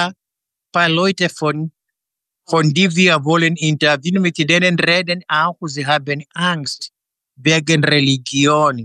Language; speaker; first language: German; non-native, fluent; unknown